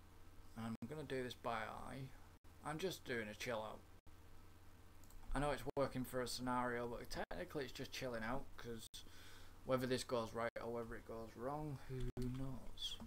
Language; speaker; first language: English; native; English